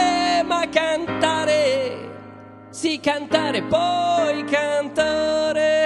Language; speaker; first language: Italian; native; Italian